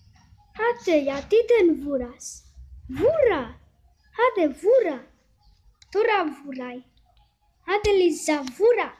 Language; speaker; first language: Greek; early bilingual, heritage; Greek